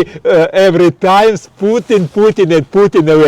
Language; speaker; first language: English; non-native, learner; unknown